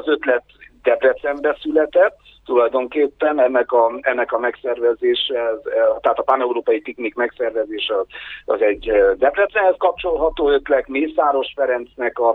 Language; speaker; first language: Hungarian; native; Hungarian